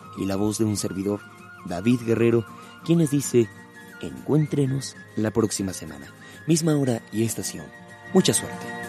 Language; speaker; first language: Spanish; native; Spanish